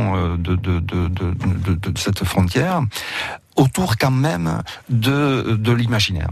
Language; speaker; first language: French; early bilingual, other home language; Catalan